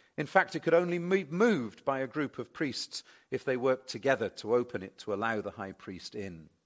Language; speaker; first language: English; native; English